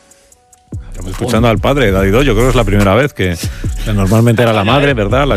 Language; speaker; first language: Spanish; native; Spanish